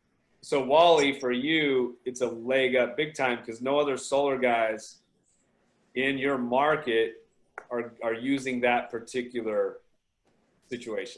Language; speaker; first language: English; native; English